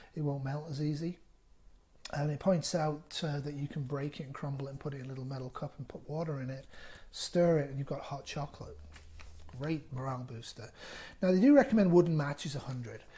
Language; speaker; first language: English; native; English